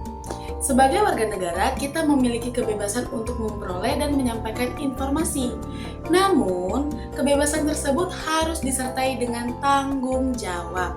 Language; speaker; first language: Indonesian; native; Indonesian